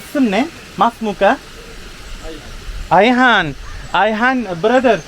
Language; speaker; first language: Turkish; non-native, learner; Urdu